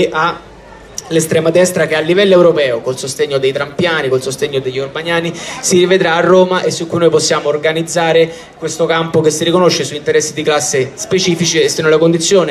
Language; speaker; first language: Italian; native; Italian